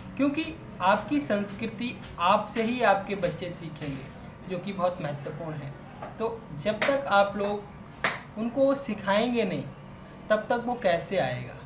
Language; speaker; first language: Hindi; native; Hindi